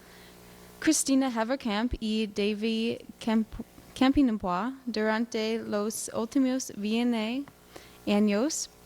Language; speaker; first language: Spanish; non-native, learner; English